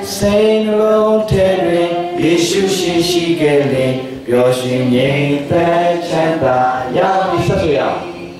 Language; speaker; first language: Burmese; non-native, local second language; Tedim Chin